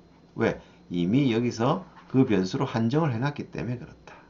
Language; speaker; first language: Korean; native; Korean